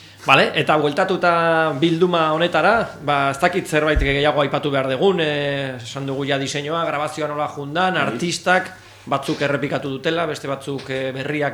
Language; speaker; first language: Basque; native; Basque